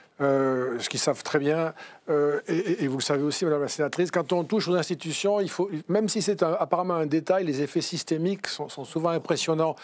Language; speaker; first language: French; native; French